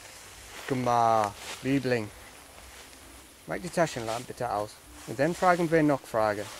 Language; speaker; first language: German; non-native, learner; English